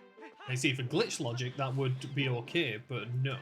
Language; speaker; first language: English; native; English